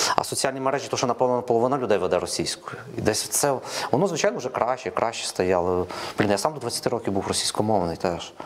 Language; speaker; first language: Ukrainian; non-native, local second language; Russian